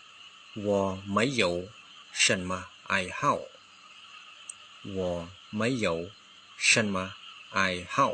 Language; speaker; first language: Chinese; non-native, fluent; Khmer